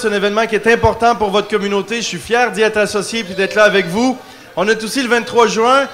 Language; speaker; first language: French; native; French